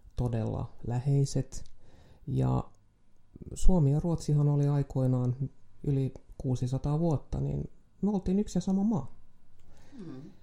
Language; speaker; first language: Finnish; non-native, local second language; Swedish